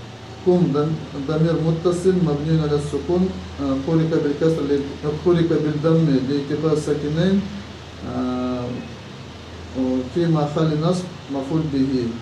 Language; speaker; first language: Arabic; non-native, learner; Chechen